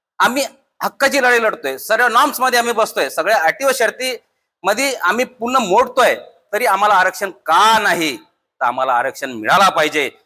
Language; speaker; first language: Marathi; non-native, local second language; Lambadi